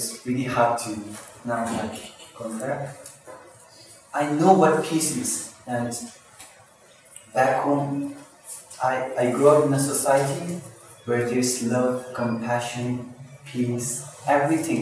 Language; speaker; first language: English; non-native, local second language; Tibetan